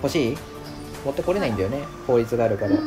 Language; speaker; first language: Japanese; native; Japanese